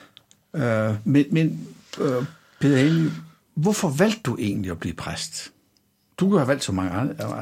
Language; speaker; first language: Danish; native; Danish